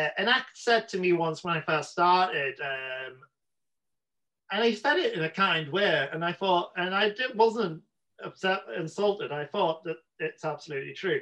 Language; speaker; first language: English; native; English